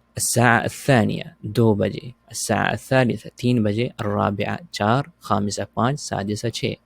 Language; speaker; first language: Urdu; native; Urdu